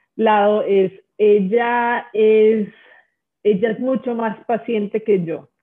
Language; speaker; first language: Spanish; native; Spanish